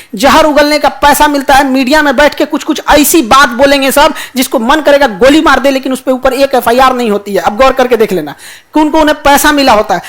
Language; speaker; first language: Hindi; native; Hindi